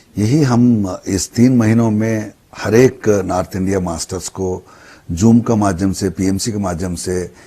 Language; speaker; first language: Hindi; non-native, local second language; Telugu